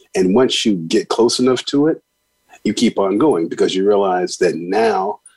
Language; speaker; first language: English; native; English